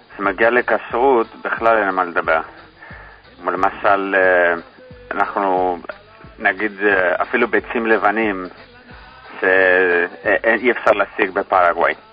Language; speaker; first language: Hebrew; early bilingual, heritage; Hebrew